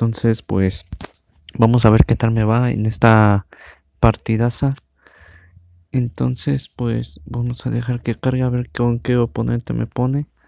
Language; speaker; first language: Spanish; native; Spanish